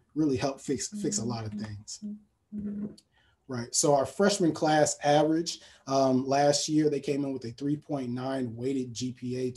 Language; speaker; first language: English; native; English